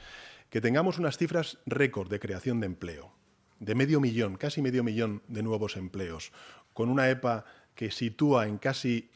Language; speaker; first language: Spanish; native; Spanish